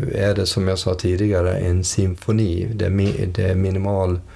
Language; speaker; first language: Swedish; early bilingual, other home language; English